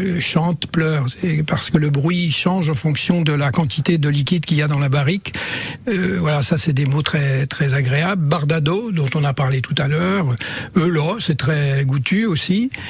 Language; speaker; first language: French; native; French